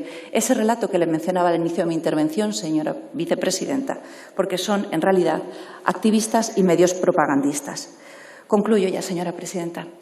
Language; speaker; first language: Spanish; native; Spanish